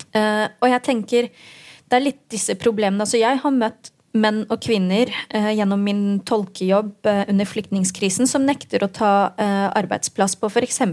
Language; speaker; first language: Norwegian; early bilingual, other home language; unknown